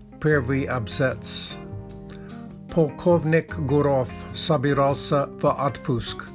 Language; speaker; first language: Russian; non-native, learner; Czech